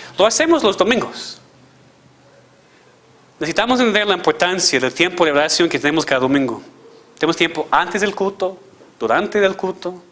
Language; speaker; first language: Spanish; non-native, fluent; English